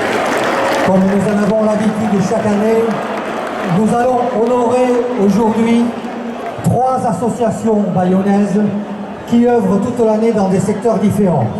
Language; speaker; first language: French; native; French